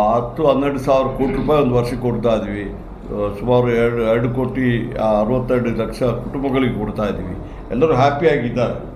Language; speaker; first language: Kannada; non-native, local second language; Malayalam